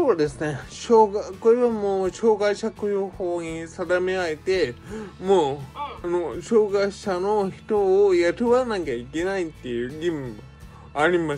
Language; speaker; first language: Japanese; native; Japanese